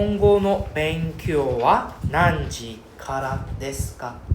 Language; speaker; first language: Japanese; non-native, fluent; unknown